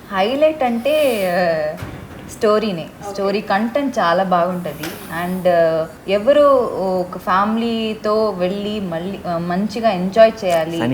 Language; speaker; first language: Telugu; non-native, learner; Tamil